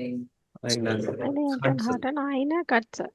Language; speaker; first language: German; non-native, learner; Tamil